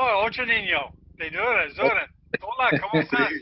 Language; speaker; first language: Spanish; non-native, learner; English